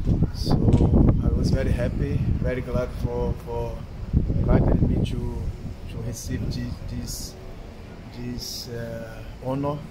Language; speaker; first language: English; non-native, fluent; Portuguese